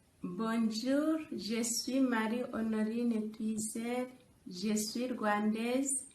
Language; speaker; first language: French; non-native, local second language; Kinyarwanda